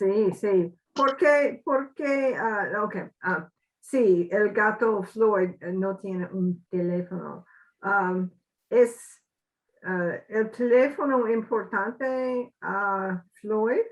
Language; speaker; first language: Spanish; non-native, learner; English